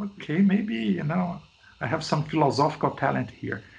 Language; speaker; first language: English; non-native, fluent; Portuguese